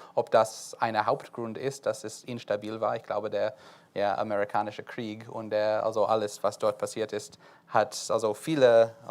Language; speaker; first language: German; non-native, fluent; English